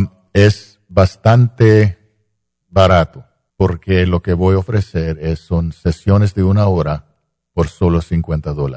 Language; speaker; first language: Spanish; non-native, fluent; English